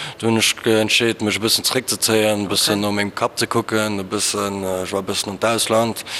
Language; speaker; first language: Luxembourgish; early bilingual, other home language; Portuguese